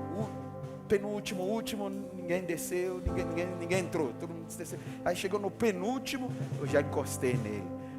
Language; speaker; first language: Portuguese; non-native, fluent; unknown